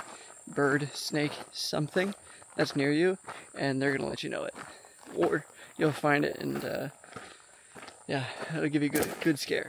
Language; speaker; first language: English; native; English